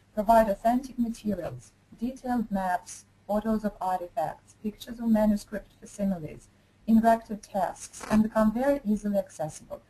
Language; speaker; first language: English; non-native, fluent; Ukrainian